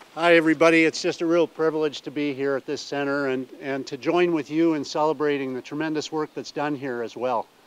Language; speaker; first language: English; native; English